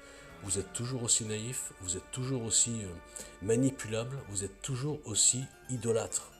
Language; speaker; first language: French; native; French